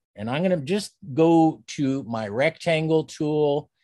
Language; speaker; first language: English; native; English